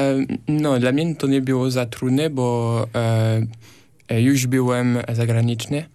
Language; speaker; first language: Polish; non-native, learner; French